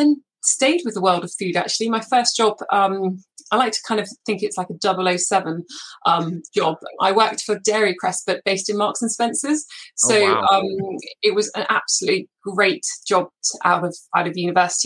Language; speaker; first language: English; native; English